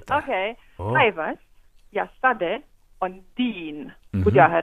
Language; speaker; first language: Finnish; non-native, fluent; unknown